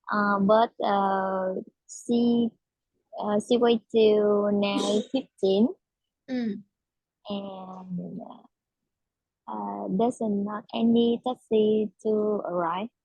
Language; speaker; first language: English; non-native, learner; Vietnamese